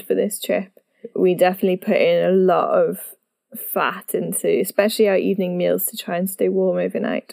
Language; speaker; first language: English; native; English